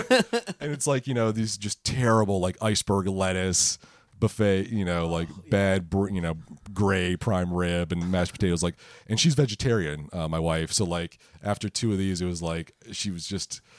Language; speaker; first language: English; native; English